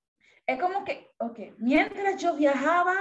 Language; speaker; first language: Spanish; non-native, fluent; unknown